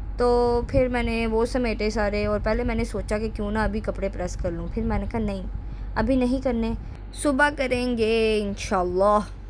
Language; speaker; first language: Urdu; native; Urdu